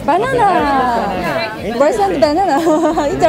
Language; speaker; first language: English; non-native, learner; Japanese